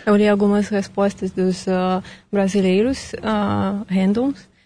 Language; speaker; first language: Portuguese; non-native, fluent; Russian